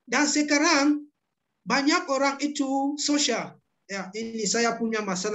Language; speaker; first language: Indonesian; non-native, learner; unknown